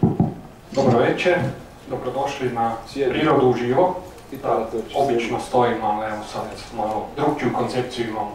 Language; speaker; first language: Croatian; native; Croatian